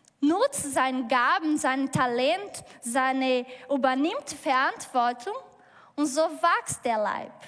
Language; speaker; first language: German; non-native, learner; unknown